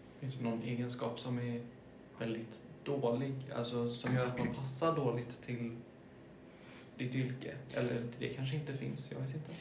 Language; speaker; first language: Swedish; early bilingual, other home language; German